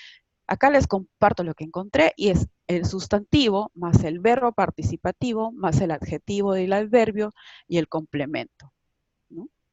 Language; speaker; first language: Spanish; native; Spanish